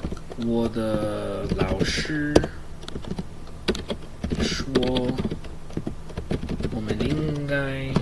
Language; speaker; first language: Chinese; non-native, learner; English